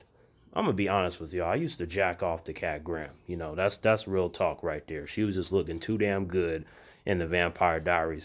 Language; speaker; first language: English; native; English